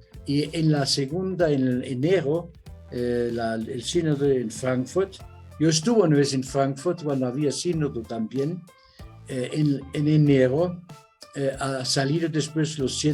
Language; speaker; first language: Spanish; non-native, fluent; German